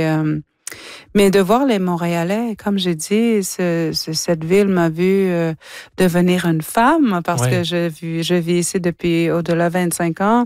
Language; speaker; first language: French; non-native, local second language; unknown